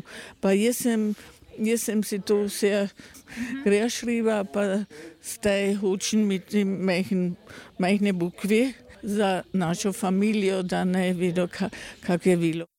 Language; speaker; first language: Slovenian; early bilingual, heritage; German